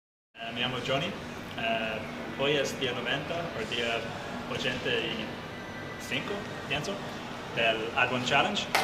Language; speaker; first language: Spanish; non-native, learner; English